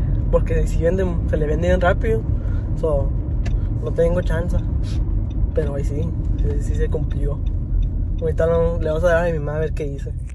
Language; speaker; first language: Spanish; early bilingual, heritage; Spanish